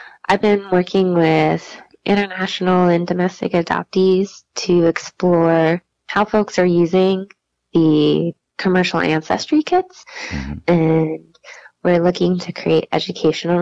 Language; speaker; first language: English; native; English